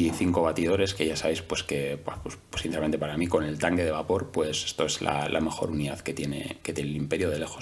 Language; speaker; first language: Spanish; native; Spanish